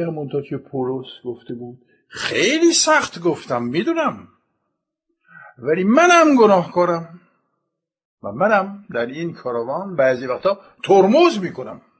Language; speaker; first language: Persian; non-native, fluent; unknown